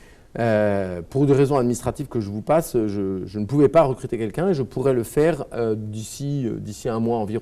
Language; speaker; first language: French; native; French